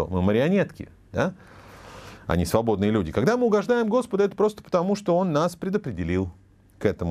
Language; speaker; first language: Russian; native; Russian